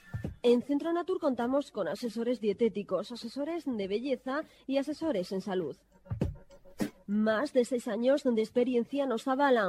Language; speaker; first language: Spanish; native; Spanish